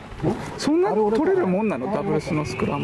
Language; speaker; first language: Japanese; native; Japanese